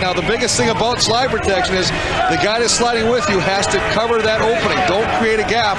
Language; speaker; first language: English; native; English